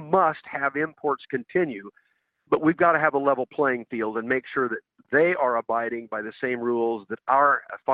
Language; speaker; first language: English; native; English